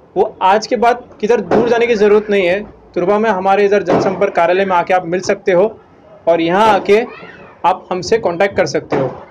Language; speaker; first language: Hindi; non-native, local second language; Urdu